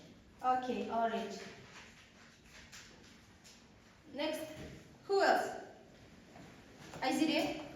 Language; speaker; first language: English; non-native, learner; Kazakh